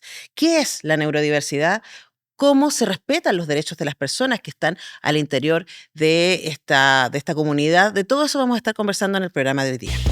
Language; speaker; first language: Spanish; native; Spanish